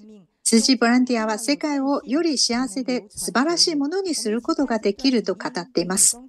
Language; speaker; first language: Japanese; non-native, fluent; Chinese